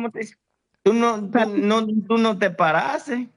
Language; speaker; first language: Spanish; non-native, fluent; Haitian Creole